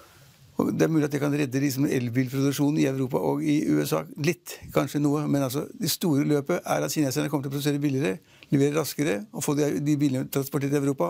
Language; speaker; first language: Norwegian; native; Norwegian